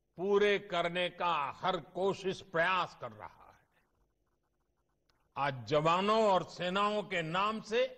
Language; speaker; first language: Hindi; non-native, local second language; Gujarati